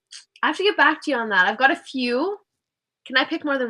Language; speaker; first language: English; native; English